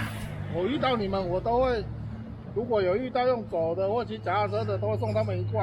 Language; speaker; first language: Chinese; native; Chinese